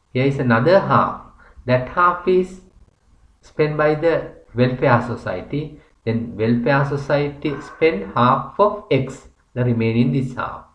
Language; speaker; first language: English; non-native, local second language; Sinhala